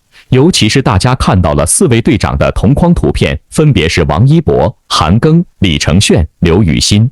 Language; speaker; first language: Chinese; native; Chinese